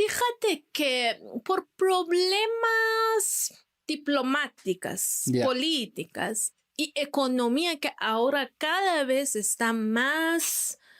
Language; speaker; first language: Spanish; non-native, fluent; Persian